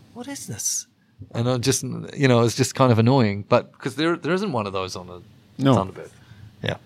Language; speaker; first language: English; native; English